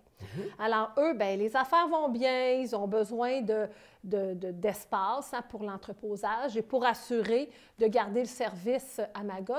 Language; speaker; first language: French; native; French